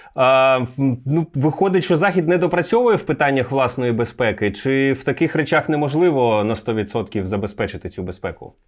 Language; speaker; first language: Ukrainian; native; Ukrainian